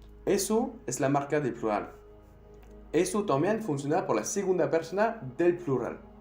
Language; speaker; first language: Spanish; non-native, fluent; French